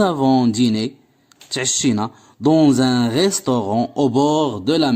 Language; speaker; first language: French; non-native, local second language; Arabic